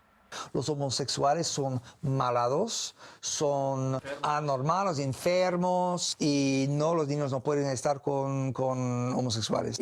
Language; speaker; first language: Spanish; non-native, learner; English